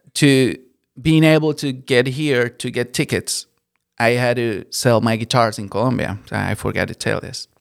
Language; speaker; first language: English; non-native, learner; Spanish